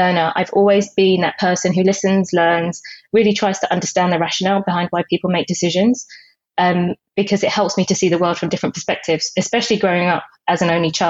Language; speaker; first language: English; native; English